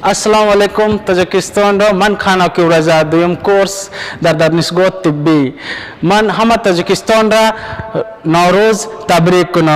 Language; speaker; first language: Tajik; non-native, learner; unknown